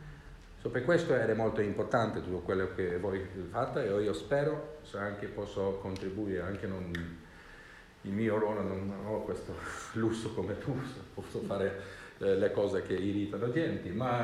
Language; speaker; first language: Italian; non-native, learner; Swedish